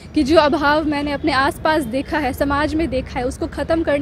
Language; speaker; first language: Hindi; native; Hindi